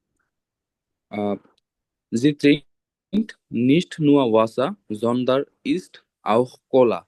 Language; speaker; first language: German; non-native, learner; Bangla